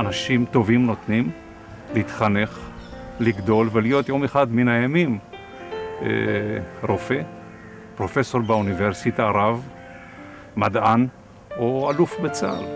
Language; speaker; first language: Hebrew; non-native, fluent; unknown